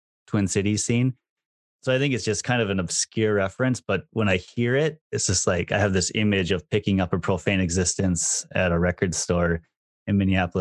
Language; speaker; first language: English; native; English